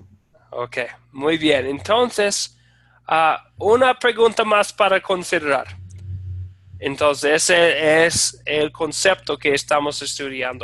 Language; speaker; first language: Spanish; non-native, fluent; English